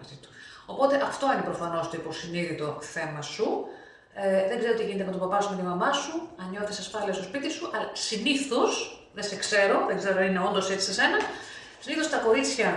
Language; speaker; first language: Greek; native; Greek